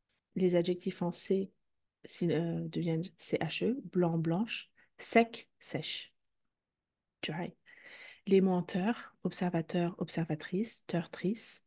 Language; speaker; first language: French; native; French